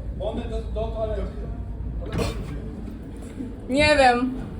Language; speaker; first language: Polish; non-native, fluent; Ukrainian